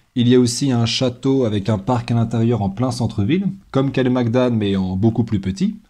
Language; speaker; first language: French; native; French